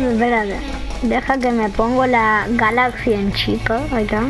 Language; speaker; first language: Spanish; native; Spanish